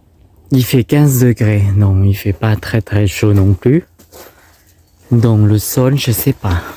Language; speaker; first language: French; non-native, fluent; Thai